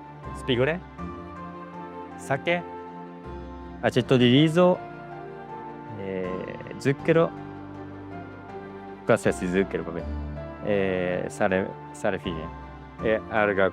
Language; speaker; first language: Italian; non-native, learner; Japanese